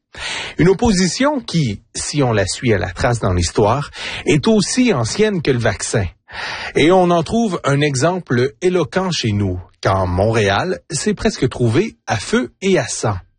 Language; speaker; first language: French; native; French